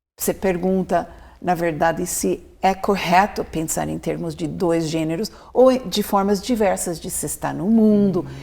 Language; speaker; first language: Portuguese; non-native, fluent; English